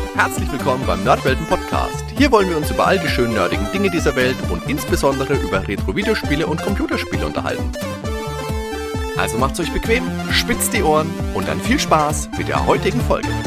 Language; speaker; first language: German; native; German